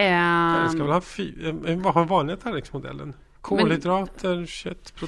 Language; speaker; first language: Swedish; native; Swedish